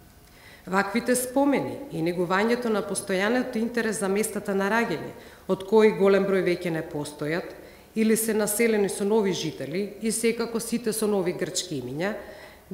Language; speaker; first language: Macedonian; native; Macedonian